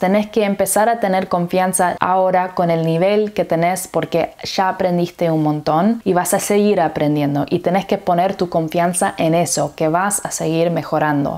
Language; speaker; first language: Spanish; early bilingual, heritage; English